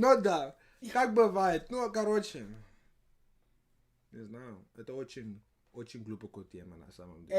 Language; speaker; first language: Russian; non-native, fluent; English